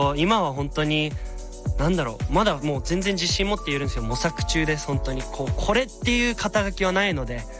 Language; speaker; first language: Japanese; early bilingual, other home language; German